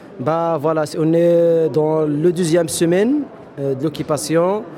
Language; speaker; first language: French; non-native, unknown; Arabic